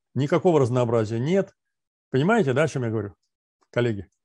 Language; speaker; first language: Russian; native; Russian